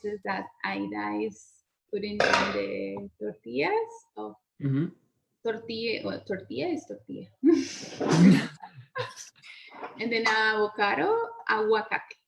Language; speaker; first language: English; non-native, learner; Spanish